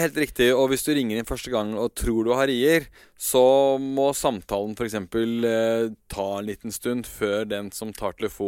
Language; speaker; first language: Norwegian; native; Norwegian